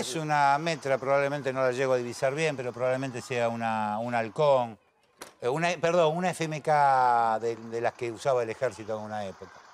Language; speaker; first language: Spanish; native; Spanish